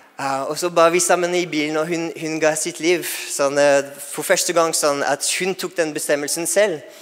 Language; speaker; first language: Norwegian; non-native, fluent; English